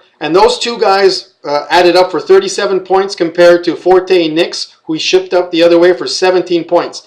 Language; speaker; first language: English; native; English